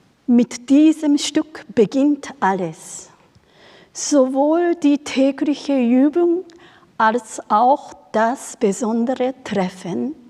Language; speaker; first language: German; non-native, fluent; Japanese